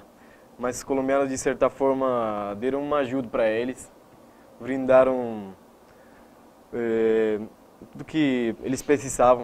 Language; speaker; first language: Portuguese; non-native, fluent; Spanish